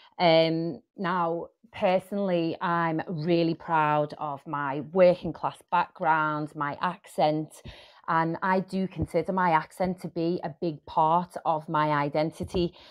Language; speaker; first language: English; native; English